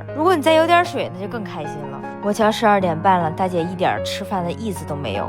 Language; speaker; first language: Chinese; native; Chinese